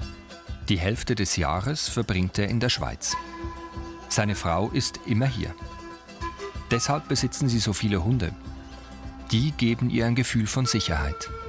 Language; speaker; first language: German; native; German